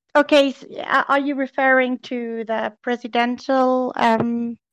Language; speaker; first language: English; non-native, fluent; German